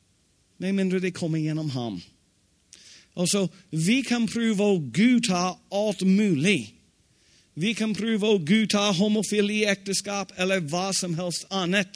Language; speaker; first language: Swedish; non-native, fluent; English